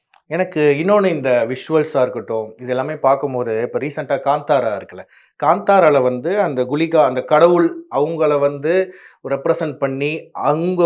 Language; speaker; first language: Tamil; native; Tamil